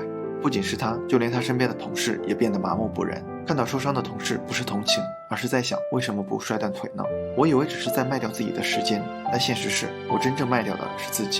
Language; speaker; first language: Chinese; native; Chinese